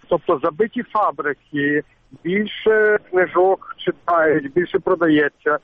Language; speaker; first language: Ukrainian; native; Ukrainian